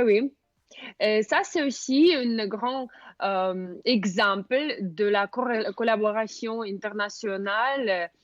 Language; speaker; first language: French; non-native, fluent; Russian